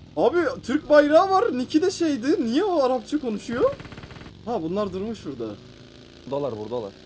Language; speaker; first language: Turkish; native; Turkish